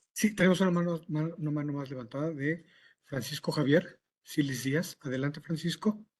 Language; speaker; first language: Spanish; native; Spanish